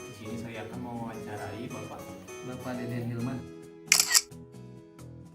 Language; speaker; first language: Indonesian; native; Indonesian